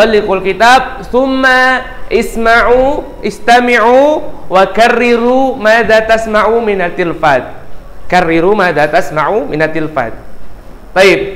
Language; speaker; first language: Arabic; non-native, fluent; Indonesian